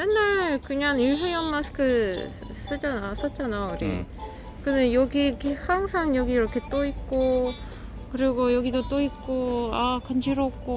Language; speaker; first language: Korean; non-native, fluent; Russian